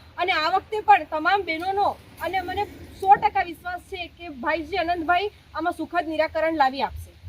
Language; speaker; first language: Gujarati; native; Gujarati